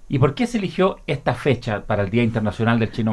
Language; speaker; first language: Spanish; native; Spanish